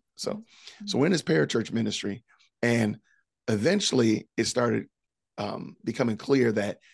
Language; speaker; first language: English; native; English